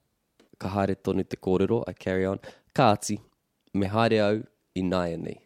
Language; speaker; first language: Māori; non-native, local second language; English